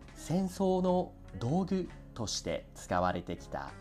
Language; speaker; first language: Japanese; native; Japanese